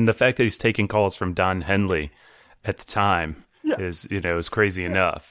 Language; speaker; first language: English; native; English